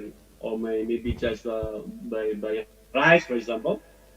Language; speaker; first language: English; non-native, fluent; Indonesian